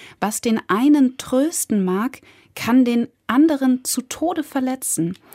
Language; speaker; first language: German; native; German